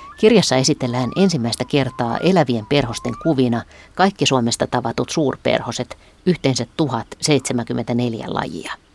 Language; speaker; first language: Finnish; native; Finnish